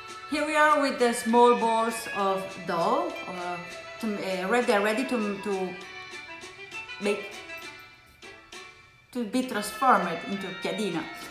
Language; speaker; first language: English; non-native, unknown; Italian